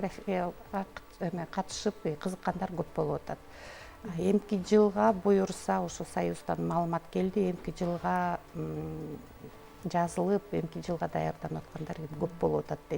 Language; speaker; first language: Kyrgyz; native; Kyrgyz